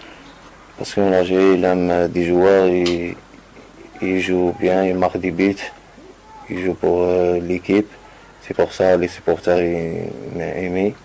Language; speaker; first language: French; non-native, local second language; Arabic